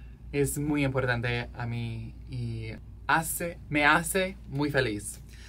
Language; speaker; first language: Spanish; non-native, learner; English